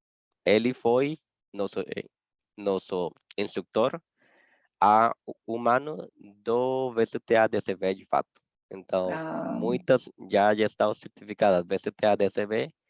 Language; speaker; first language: Portuguese; non-native, fluent; Spanish